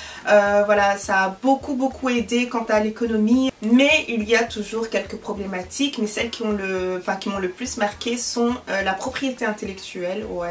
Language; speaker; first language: French; early bilingual, other home language; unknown